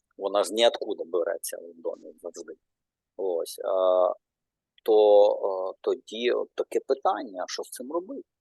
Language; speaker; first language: Ukrainian; non-native, local second language; Russian